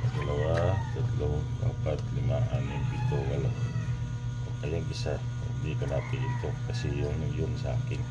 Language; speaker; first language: Filipino; non-native, local second language; Cebuano